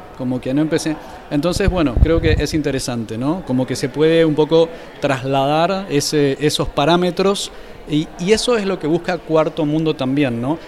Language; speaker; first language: Spanish; native; Spanish